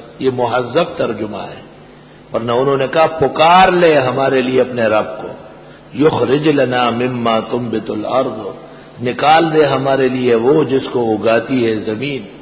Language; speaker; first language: Urdu; non-native, local second language; Pashto